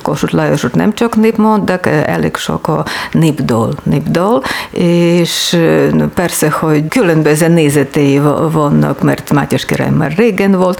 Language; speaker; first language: Hungarian; non-native, learner; Ukrainian